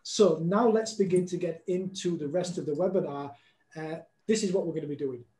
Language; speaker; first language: English; native; English